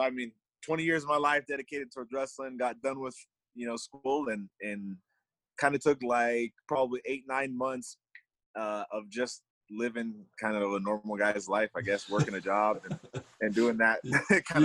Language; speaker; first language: English; native; English